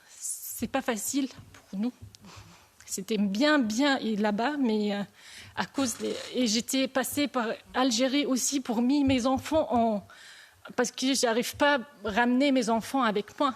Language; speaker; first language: French; non-native, learner; Arabic